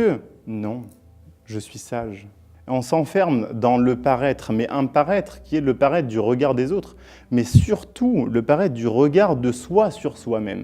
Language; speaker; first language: French; native; French